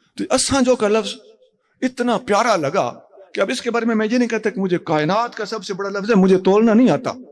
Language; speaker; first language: Urdu; non-native, local second language; Punjabi